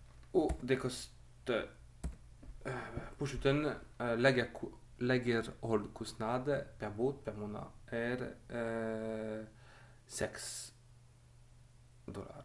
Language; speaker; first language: Norwegian; non-native, learner; French